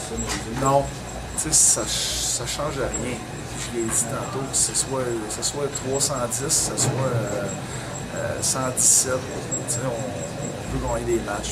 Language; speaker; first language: French; native; French